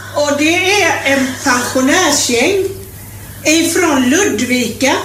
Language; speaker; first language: Swedish; native; Swedish